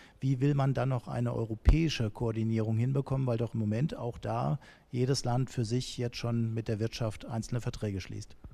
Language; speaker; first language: German; native; German